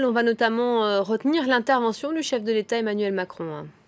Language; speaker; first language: French; native; French